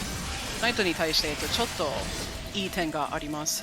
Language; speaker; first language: Japanese; non-native, fluent; English